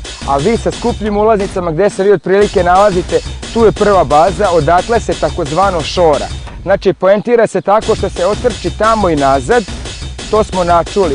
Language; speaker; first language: Serbian; native; Serbian